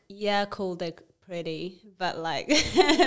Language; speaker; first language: English; non-native, fluent; Amharic